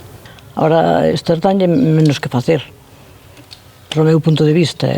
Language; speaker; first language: Galician; native; Galician